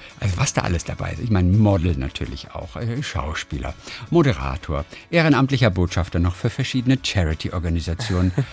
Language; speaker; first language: German; native; German